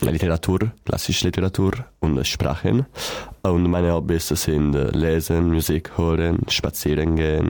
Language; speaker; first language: German; non-native, learner; Italian